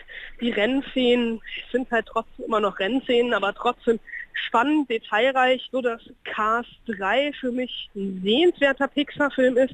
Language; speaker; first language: German; native; German